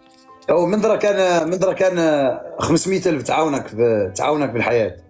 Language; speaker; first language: Arabic; native; Arabic